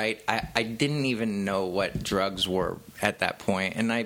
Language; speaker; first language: English; native; English